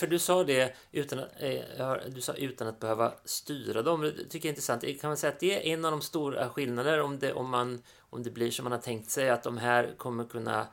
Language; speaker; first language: Swedish; native; Swedish